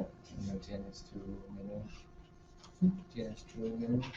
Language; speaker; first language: Spanish; non-native, fluent; English